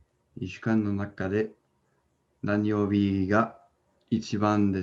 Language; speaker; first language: Japanese; non-native, learner; English